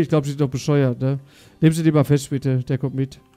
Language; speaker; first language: German; native; German